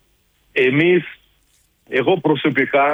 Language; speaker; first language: Greek; non-native, learner; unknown